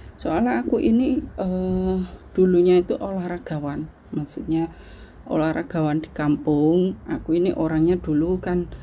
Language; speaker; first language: Indonesian; non-native, local second language; Javanese